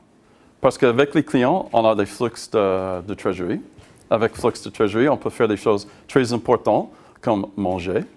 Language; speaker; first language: French; non-native, learner; English